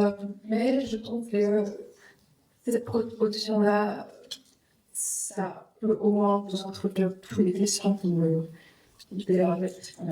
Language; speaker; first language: French; non-native, fluent; Vietnamese